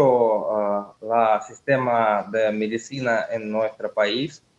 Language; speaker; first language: Spanish; non-native, learner; Russian